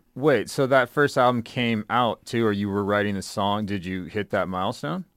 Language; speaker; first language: English; native; English